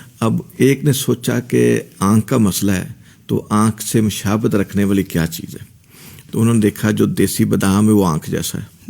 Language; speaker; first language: Urdu; non-native, local second language; Punjabi